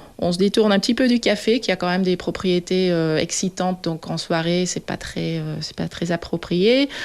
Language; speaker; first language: French; non-native, fluent; Dutch